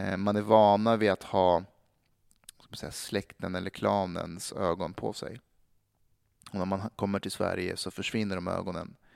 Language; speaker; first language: Swedish; early bilingual, other home language; Persian